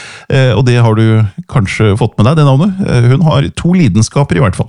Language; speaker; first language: Norwegian; native; Norwegian